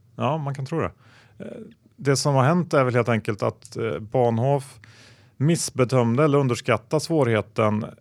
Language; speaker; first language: Swedish; native; Swedish